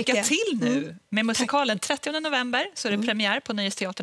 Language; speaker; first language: Swedish; native; Swedish